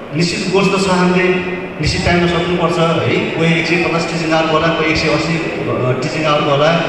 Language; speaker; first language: Nepali; native; Nepali